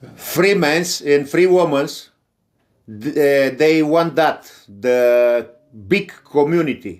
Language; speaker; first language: English; non-native, learner; Romanian